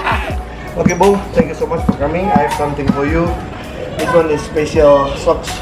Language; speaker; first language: English; non-native, fluent; Indonesian